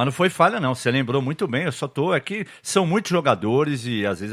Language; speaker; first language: Portuguese; native; Portuguese